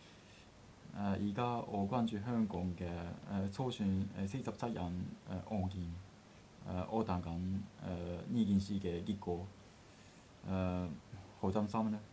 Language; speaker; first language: Cantonese; non-native, learner; Japanese